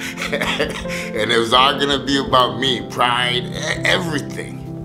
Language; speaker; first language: English; early bilingual, other home language; Spanish